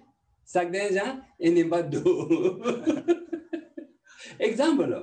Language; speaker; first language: French; non-native, learner; Tibetan